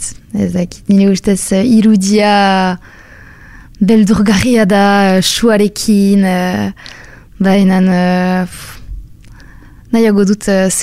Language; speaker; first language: Basque; non-native, local second language; French